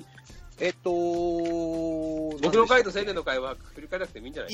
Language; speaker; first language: Japanese; native; Japanese